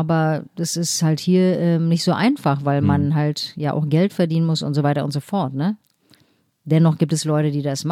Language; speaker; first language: German; native; German